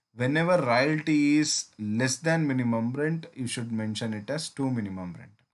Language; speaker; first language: English; non-native, local second language; Kannada